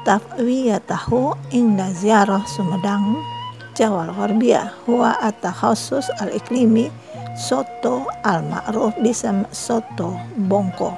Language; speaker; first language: Arabic; non-native, fluent; Indonesian